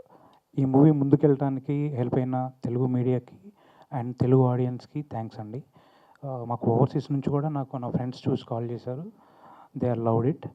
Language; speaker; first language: Telugu; native; Telugu